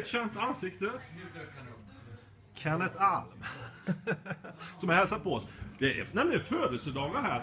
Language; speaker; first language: Swedish; native; Swedish